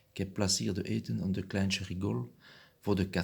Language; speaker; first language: Dutch; non-native, learner; French